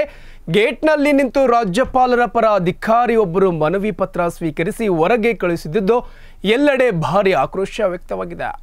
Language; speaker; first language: Kannada; native; Kannada